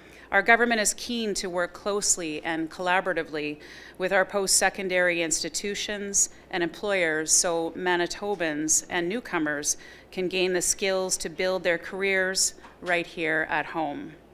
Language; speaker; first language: English; native; English